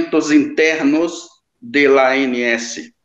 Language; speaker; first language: Spanish; non-native, learner; Portuguese